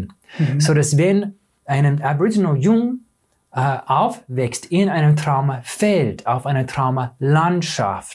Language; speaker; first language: German; non-native, fluent; English